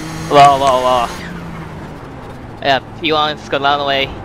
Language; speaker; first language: English; non-native, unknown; Japanese